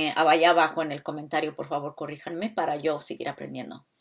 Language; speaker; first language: Spanish; early bilingual, other home language; English